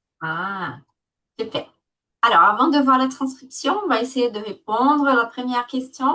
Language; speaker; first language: French; non-native, fluent; Portuguese